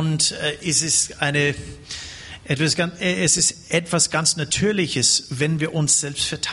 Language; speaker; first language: German; non-native, fluent; English